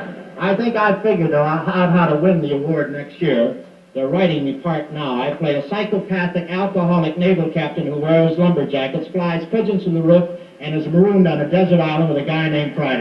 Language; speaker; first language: English; native; English